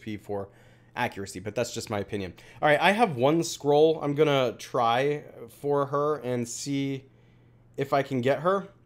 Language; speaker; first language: English; native; English